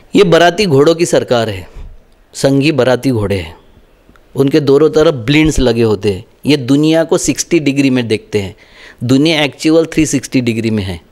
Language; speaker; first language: Hindi; non-native, local second language; Marathi